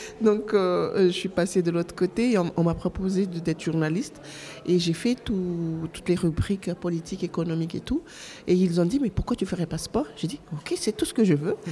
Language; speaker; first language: French; non-native, local second language; Malagasy